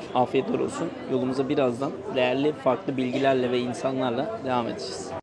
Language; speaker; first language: Turkish; native; Turkish